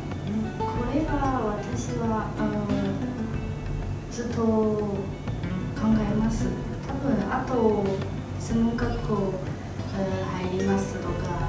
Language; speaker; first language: Japanese; non-native, learner; Chinese